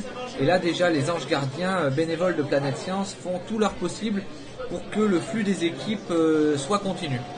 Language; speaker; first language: French; native; French